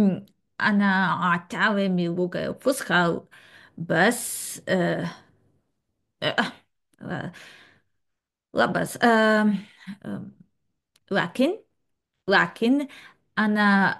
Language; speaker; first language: Arabic; non-native, learner; Serbian